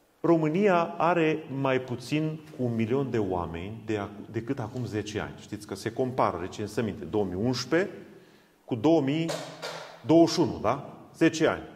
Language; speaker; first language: Romanian; non-native, local second language; Hungarian